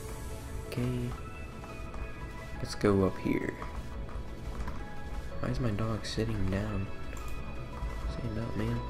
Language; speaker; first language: English; native; English